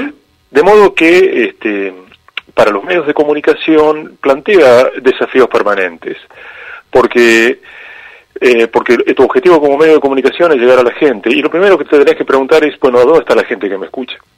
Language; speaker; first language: Spanish; native; Spanish